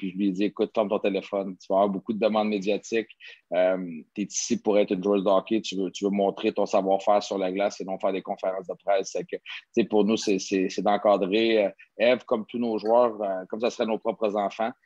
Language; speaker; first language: French; native; French